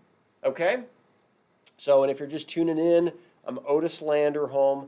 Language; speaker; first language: English; native; English